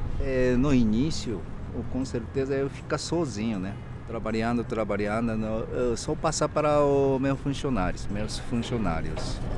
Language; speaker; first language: Portuguese; non-native, learner; Japanese